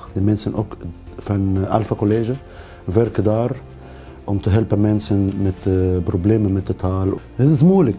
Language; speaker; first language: Dutch; non-native, learner; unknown